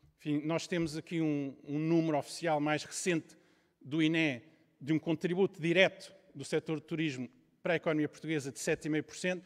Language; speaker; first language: Portuguese; native; Portuguese